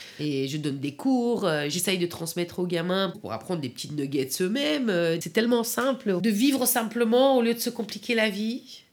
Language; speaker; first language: French; non-native, fluent; Persian